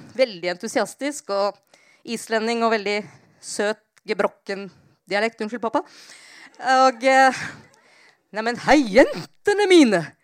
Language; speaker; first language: Norwegian; native; Norwegian